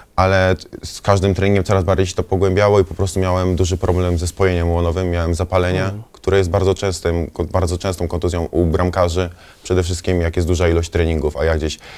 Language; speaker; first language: Polish; native; Polish